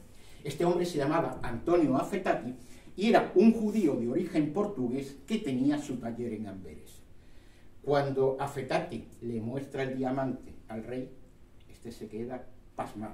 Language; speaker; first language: Spanish; native; Spanish